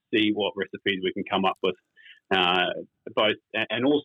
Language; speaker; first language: English; native; English